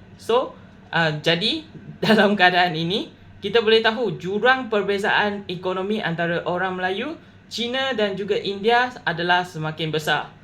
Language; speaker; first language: Malay; non-native, local second language; Chinese